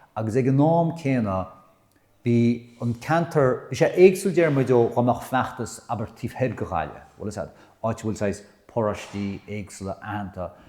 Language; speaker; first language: Irish; native; Irish